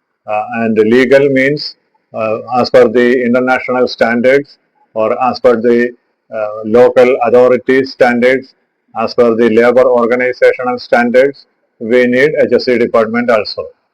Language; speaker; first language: English; non-native, local second language; Malayalam